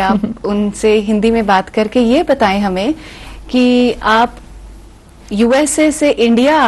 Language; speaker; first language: Hindi; non-native, local second language; Punjabi